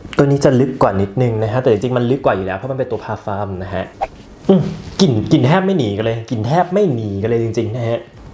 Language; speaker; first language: Thai; native; Thai